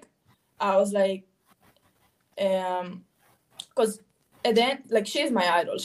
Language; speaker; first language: English; non-native, fluent; Hebrew